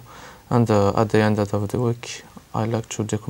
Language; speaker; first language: English; non-native, learner; French